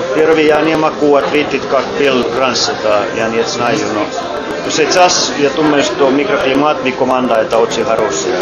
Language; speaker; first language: Russian; non-native, learner; Finnish